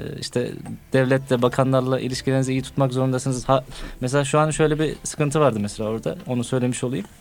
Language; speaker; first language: Turkish; native; Turkish